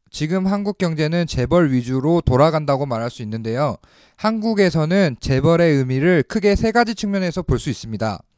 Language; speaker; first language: Korean; native; Korean